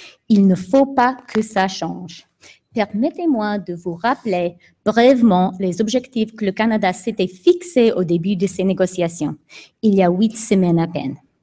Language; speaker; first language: French; non-native, fluent; English